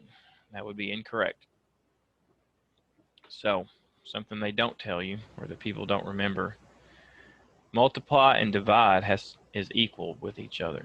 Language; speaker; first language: English; native; English